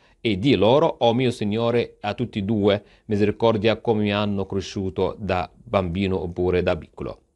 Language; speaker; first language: Italian; non-native, fluent; Arabic